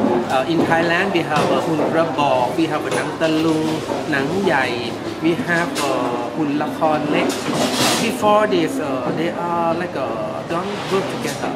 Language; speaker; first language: English; non-native, learner; Thai